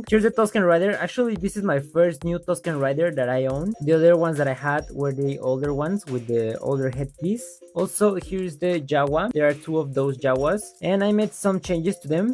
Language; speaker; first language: English; non-native, local second language; Spanish